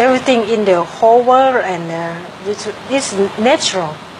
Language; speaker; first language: English; non-native, learner; Thai